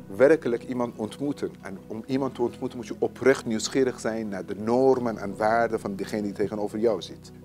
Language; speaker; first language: Dutch; non-native, fluent; Persian